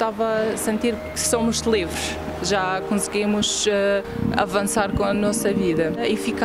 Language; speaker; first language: Portuguese; non-native, fluent; Arabic